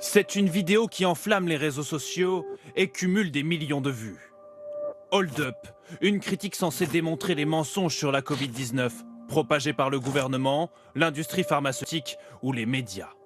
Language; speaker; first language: French; native; French